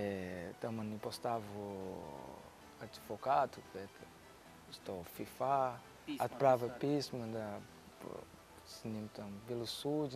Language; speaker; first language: Russian; non-native, learner; Portuguese